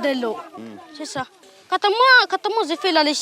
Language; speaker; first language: French; non-native, learner; Malagasy